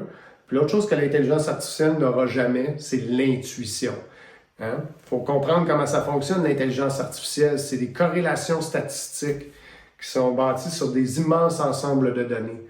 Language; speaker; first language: French; native; French